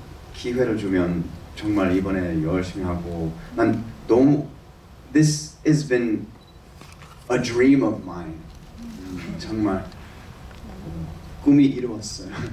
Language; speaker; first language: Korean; early bilingual, heritage; English